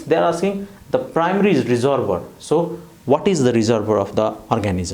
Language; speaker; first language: English; non-native, fluent; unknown